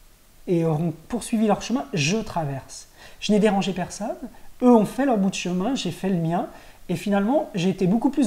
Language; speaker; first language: French; native; French